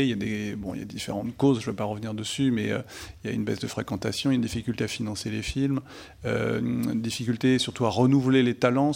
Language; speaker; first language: French; native; French